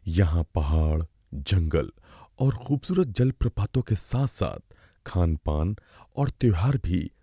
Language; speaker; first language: Hindi; native; Hindi